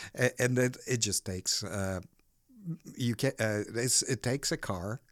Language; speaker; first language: English; non-native, fluent; Ukrainian